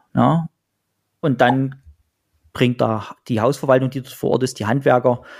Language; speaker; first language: German; native; German